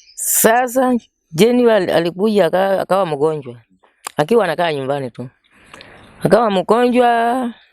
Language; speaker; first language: Swahili; non-native, local second language; Kamba